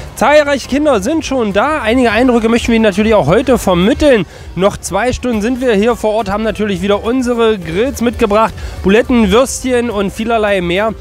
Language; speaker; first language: German; native; German